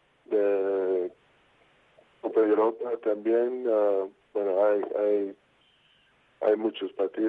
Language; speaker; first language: Spanish; non-native, fluent; English